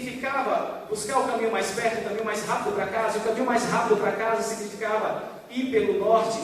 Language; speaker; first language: Portuguese; native; Portuguese